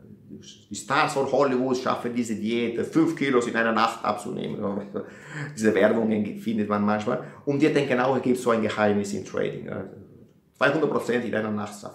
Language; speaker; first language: German; non-native, fluent; Italian